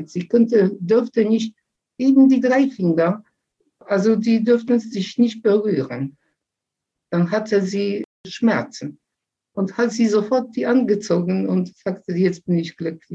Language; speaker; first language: German; non-native, fluent; Polish